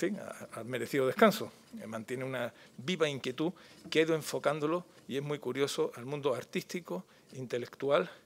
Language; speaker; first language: Spanish; native; Spanish